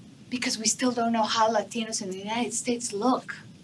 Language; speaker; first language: English; non-native, fluent; Spanish